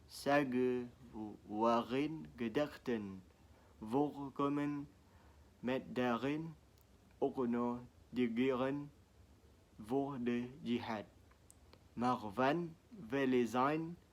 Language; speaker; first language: Dutch; non-native, learner; Indonesian